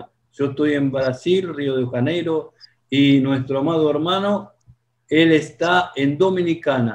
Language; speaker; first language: Spanish; non-native, fluent; Portuguese